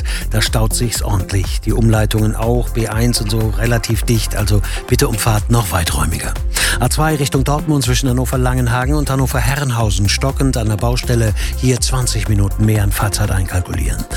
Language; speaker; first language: German; native; German